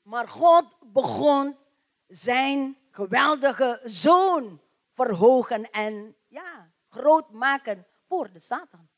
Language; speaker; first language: Dutch; non-native, learner; Indonesian